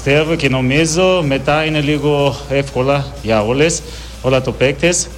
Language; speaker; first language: Greek; non-native, learner; Portuguese